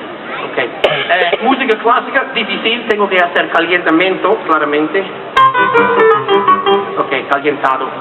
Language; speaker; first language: Spanish; non-native, fluent; Italian